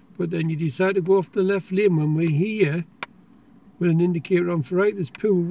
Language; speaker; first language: English; native; English